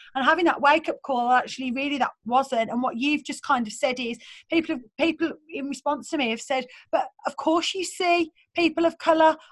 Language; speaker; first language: English; native; English